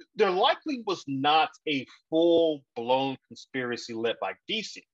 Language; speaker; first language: English; native; English